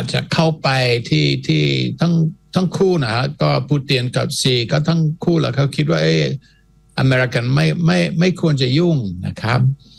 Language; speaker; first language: Thai; non-native, fluent; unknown